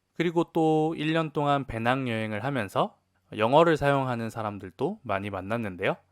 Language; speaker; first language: Korean; native; Korean